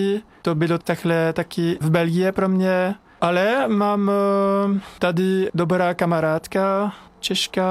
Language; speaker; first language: Czech; non-native, fluent; French